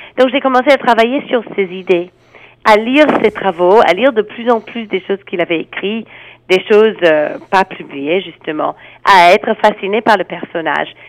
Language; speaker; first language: French; non-native, fluent; English